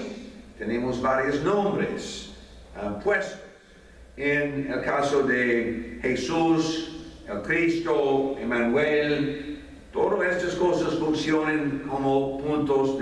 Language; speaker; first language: Spanish; non-native, fluent; English